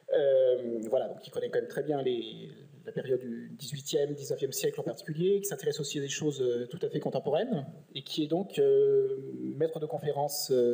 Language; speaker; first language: French; native; French